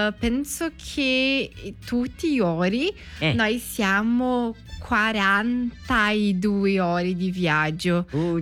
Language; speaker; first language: Italian; non-native, learner; Portuguese